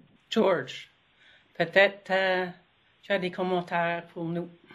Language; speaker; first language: French; non-native, fluent; English